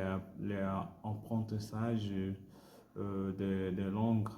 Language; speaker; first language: French; non-native, learner; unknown